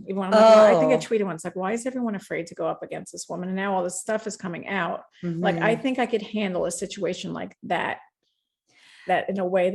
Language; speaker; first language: English; native; English